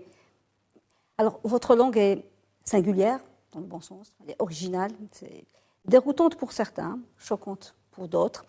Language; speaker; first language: French; non-native, local second language; Arabic